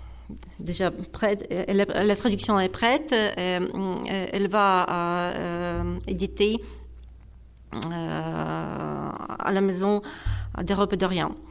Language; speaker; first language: French; non-native, fluent; Ukrainian